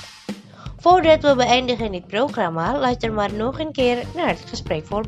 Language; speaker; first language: Dutch; non-native, fluent; Indonesian